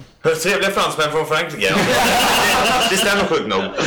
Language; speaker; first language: Swedish; native; Swedish